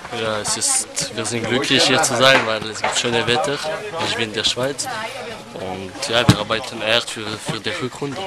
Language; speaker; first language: German; non-native, local second language; French